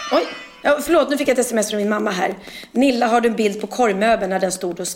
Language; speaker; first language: Swedish; native; Swedish